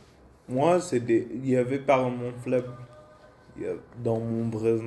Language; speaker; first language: French; non-native, learner; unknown